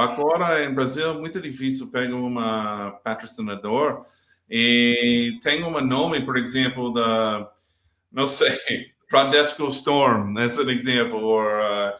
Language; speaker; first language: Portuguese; non-native, learner; English